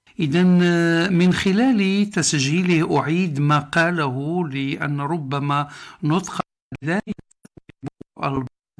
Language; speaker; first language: Arabic; native; Arabic